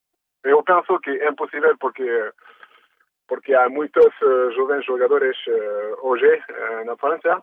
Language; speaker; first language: Portuguese; early bilingual, heritage; French